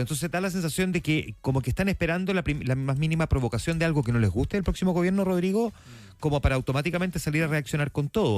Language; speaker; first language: Spanish; native; Spanish